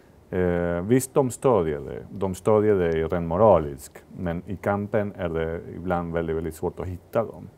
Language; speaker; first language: Swedish; non-native, fluent; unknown